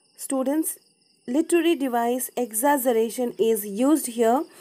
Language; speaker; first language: English; non-native, local second language; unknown